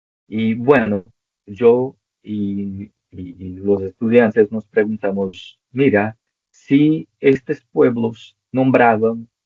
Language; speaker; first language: Spanish; non-native, local second language; Portuguese